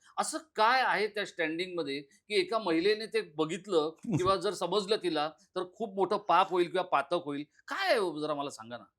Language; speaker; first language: Marathi; native; Marathi